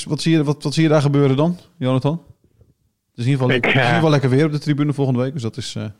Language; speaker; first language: Dutch; native; Dutch